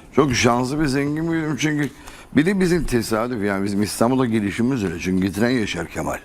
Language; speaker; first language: Turkish; native; Turkish